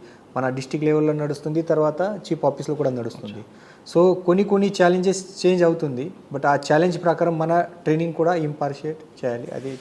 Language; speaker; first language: Telugu; non-native, learner; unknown